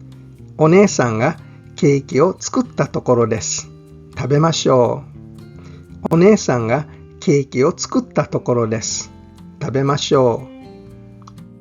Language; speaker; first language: Japanese; non-native, fluent; English